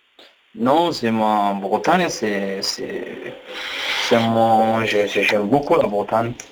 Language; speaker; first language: French; non-native, learner; Somali